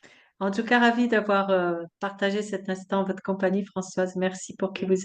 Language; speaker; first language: French; native; French